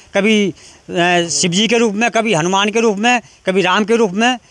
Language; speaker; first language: Hindi; native; Hindi